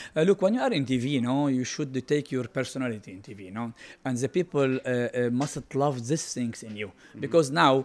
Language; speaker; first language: English; non-native, learner; Arabic